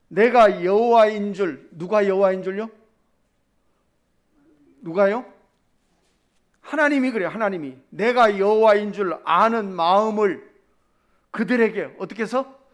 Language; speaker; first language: Korean; native; Korean